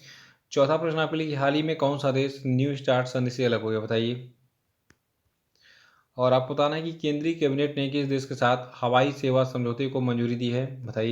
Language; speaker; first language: Hindi; native; Hindi